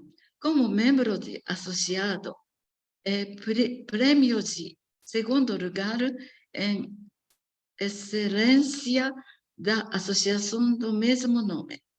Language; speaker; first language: Portuguese; non-native, learner; Japanese